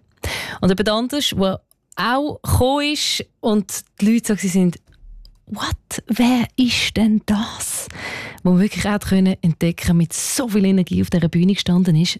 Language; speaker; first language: German; native; German